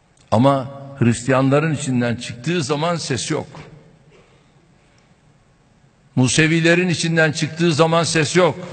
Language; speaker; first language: Turkish; native; Turkish